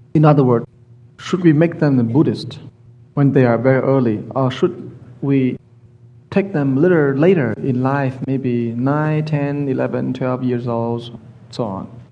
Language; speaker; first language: English; non-native, fluent; Vietnamese